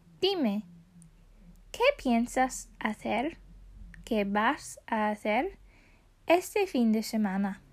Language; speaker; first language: Spanish; non-native, fluent; English